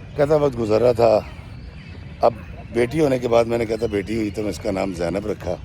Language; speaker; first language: Urdu; non-native, local second language; Punjabi